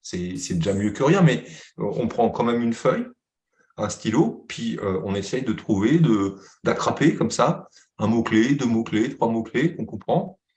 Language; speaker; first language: French; native; French